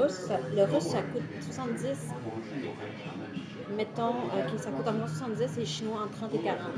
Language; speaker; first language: French; native; French